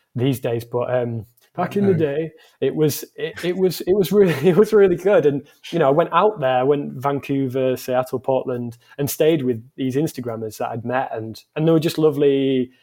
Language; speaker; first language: English; native; English